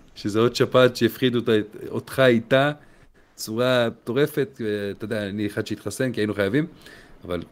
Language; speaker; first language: Hebrew; native; Hebrew